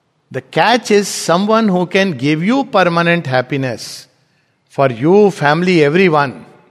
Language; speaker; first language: English; non-native, local second language; Hindi